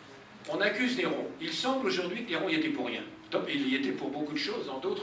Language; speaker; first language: French; native; French